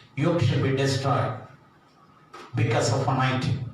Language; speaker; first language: English; non-native, local second language; Tamil